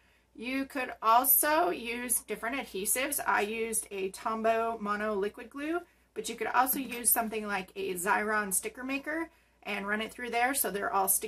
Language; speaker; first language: English; native; English